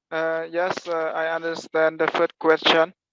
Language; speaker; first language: English; non-native, learner; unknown